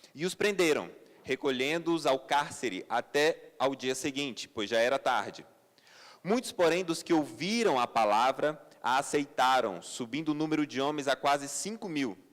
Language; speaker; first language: Portuguese; native; Portuguese